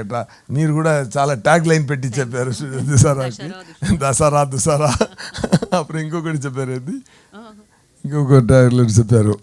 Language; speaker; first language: Telugu; non-native, fluent; Tamil